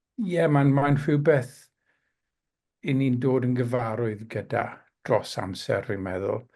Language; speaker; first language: Welsh; non-native, local second language; English